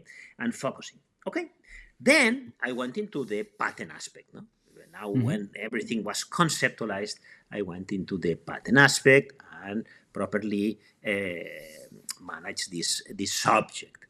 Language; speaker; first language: English; non-native, fluent; Spanish